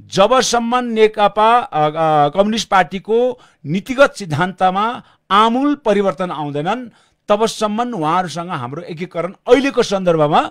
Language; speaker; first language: Nepali; non-native, local second language; Sherpa